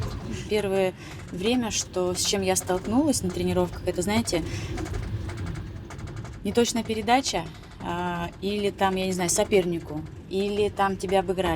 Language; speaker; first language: Russian; native; Russian